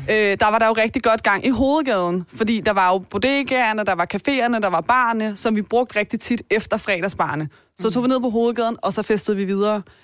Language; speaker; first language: Danish; early bilingual, other home language; Persian